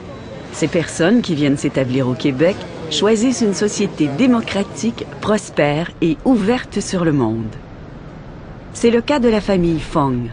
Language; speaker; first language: French; native; French